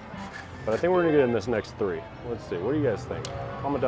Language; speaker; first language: English; native; English